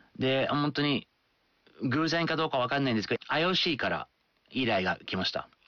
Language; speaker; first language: Japanese; non-native, fluent; English